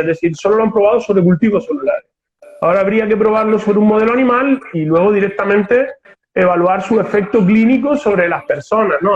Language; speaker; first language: Spanish; native; Spanish